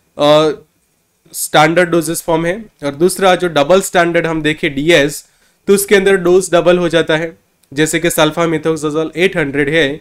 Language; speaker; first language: Hindi; non-native, local second language; Gujarati